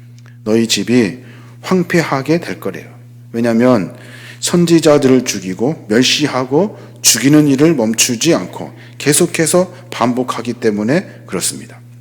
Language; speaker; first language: Korean; native; Korean